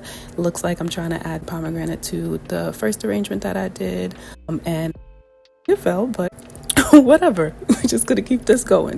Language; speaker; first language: English; native; English